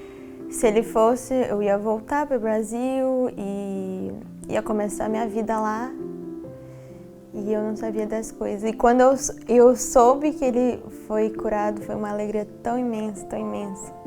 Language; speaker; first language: Portuguese; early bilingual, heritage; Portuguese